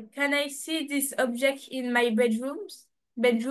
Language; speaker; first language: English; non-native, learner; French